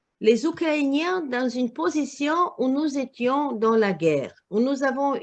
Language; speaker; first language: French; non-native, learner; Croatian